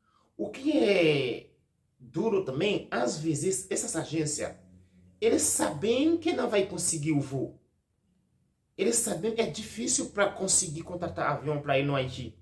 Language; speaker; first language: Portuguese; non-native, learner; Haitian Creole